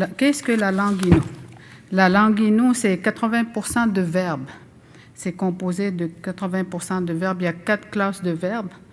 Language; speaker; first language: French; non-native, local second language; Innu-aimun